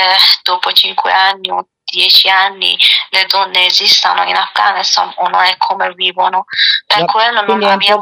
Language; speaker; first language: Italian; non-native, learner; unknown